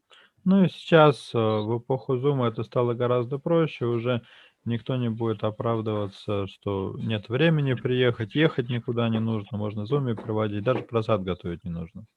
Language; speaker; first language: Russian; native; Russian